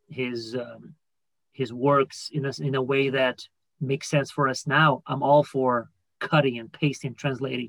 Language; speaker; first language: English; non-native, fluent; Portuguese